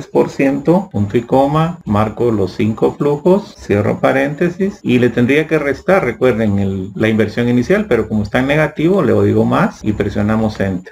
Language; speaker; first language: Spanish; native; Spanish